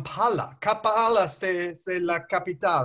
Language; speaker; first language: French; non-native, learner; English